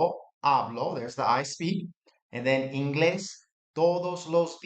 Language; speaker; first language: Spanish; non-native, fluent; English